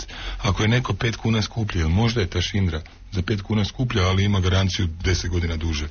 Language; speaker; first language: Croatian; native; Croatian